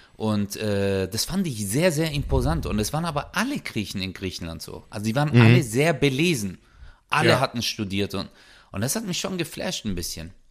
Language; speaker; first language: German; early bilingual, other home language; Turkish